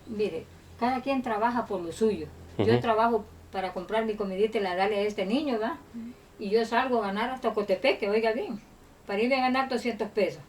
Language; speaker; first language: Spanish; native; Spanish